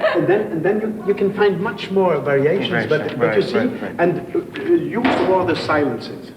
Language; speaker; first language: English; non-native, fluent; French